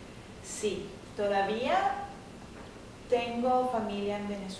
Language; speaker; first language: Spanish; native; Spanish